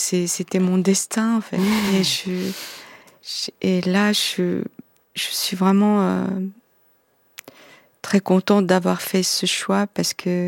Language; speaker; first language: French; non-native, fluent; Korean